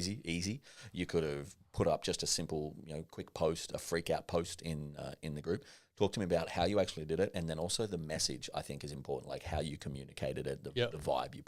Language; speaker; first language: English; native; English